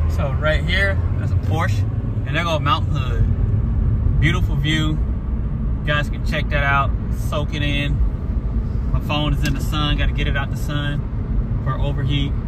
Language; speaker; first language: English; native; English